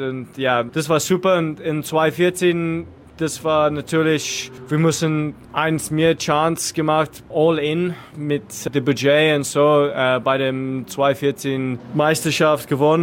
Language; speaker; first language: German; non-native, learner; English